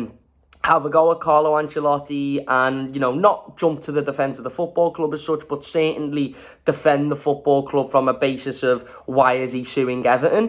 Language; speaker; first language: English; native; English